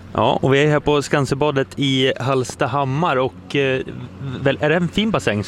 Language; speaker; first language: Swedish; native; Swedish